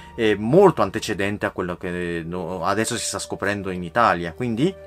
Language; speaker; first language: Italian; native; Italian